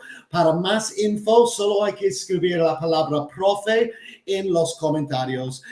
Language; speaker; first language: Spanish; non-native, fluent; English